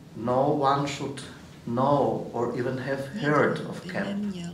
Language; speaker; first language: English; non-native, fluent; Russian